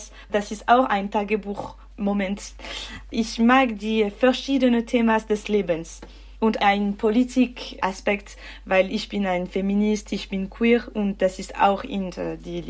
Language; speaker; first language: German; non-native, learner; French